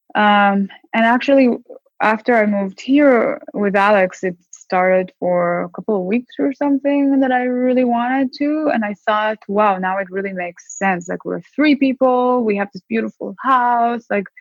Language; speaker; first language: English; non-native, fluent; Hebrew